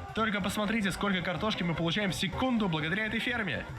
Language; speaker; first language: Russian; native; Russian